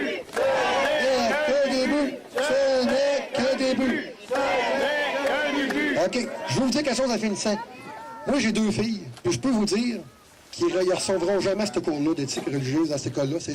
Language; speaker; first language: French; native; French